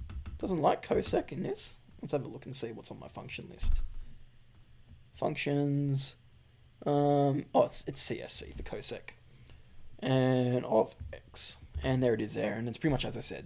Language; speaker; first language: English; native; English